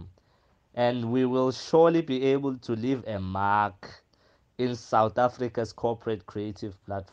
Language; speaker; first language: English; non-native, local second language; Swati